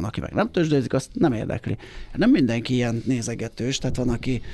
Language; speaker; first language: Hungarian; native; Hungarian